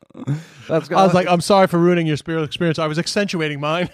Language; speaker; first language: English; native; English